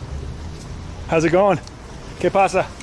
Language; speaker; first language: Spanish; non-native, learner; English